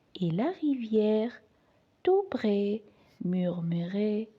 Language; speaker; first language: French; non-native, local second language; Arabic